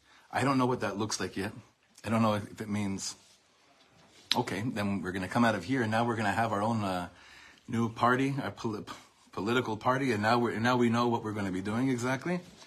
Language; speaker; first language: English; native; English